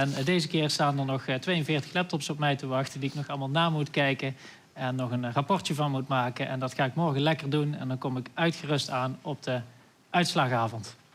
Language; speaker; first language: Dutch; native; Dutch